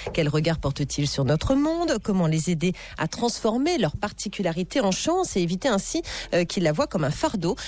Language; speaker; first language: French; native; French